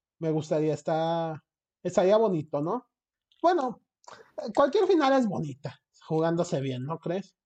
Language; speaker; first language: Spanish; early bilingual, heritage; Spanish